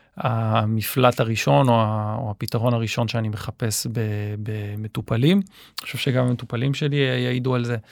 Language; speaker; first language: Hebrew; native; Hebrew